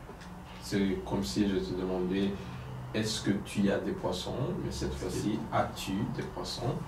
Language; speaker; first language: French; non-native, fluent; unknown